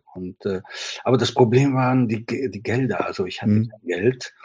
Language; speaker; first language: German; non-native, fluent; Italian